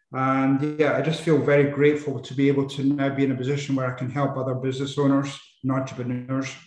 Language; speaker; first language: English; native; English